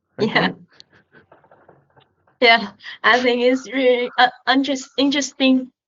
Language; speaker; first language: English; non-native, learner; Vietnamese